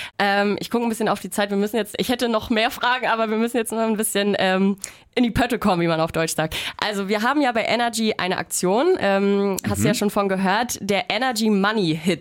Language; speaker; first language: German; native; German